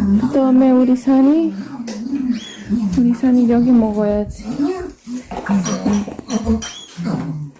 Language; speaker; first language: Korean; non-native, fluent; Spanish